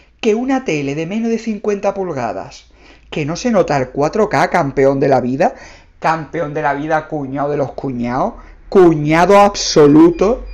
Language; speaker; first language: Spanish; native; Spanish